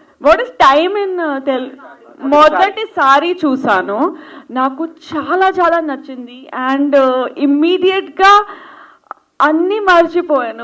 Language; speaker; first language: Telugu; non-native, fluent; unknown